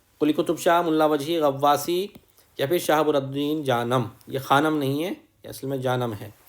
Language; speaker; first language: Urdu; native; Urdu